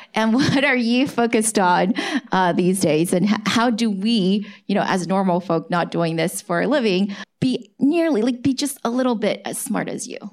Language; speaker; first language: English; native; English